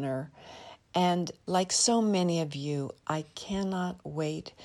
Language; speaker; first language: English; native; English